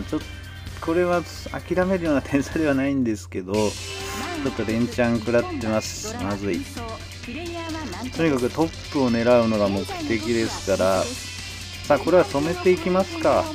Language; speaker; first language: Japanese; native; Japanese